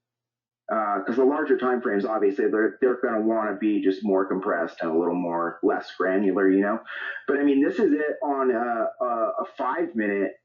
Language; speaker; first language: English; native; English